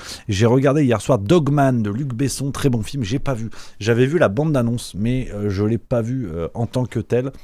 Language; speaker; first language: French; native; French